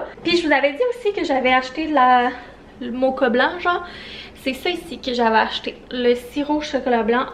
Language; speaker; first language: French; native; French